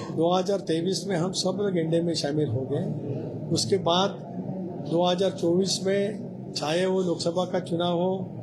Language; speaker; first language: Hindi; non-native, local second language; Marathi